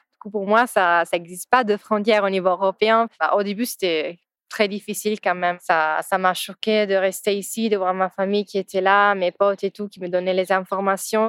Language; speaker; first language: French; non-native, fluent; Italian